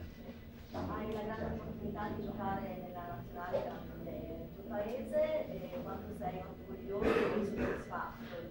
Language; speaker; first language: Italian; non-native, learner; Latvian